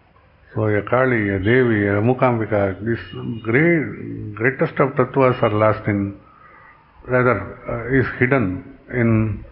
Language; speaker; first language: English; non-native, local second language; Kannada